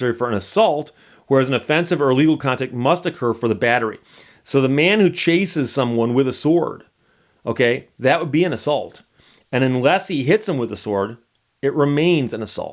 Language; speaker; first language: English; native; English